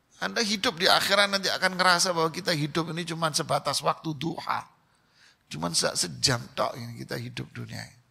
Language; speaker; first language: Indonesian; native; Indonesian